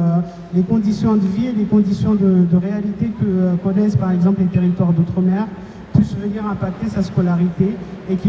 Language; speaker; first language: French; non-native, local second language; Comorian